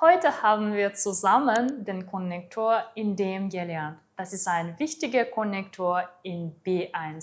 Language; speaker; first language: German; non-native, fluent; Uzbek